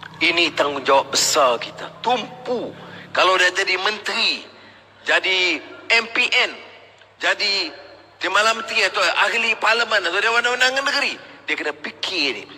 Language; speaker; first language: Malay; native; Malay